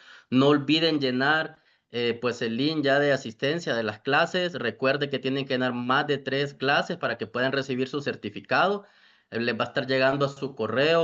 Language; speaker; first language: Spanish; native; Spanish